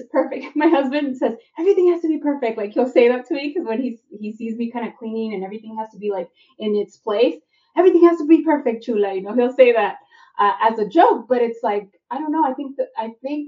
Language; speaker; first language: English; native; English